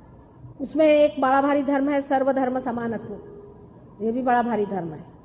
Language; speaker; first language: Hindi; non-native, local second language; Marathi